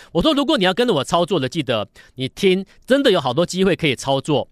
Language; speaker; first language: Chinese; native; Chinese